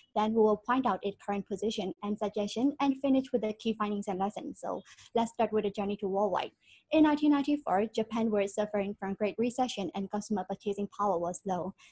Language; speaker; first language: English; non-native, fluent; Burmese